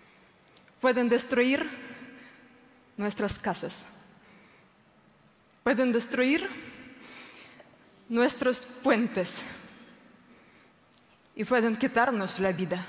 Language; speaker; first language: Spanish; non-native, fluent; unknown